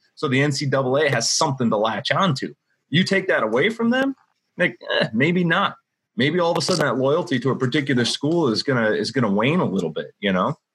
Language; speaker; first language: English; native; English